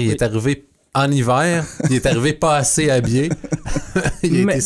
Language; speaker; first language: French; native; French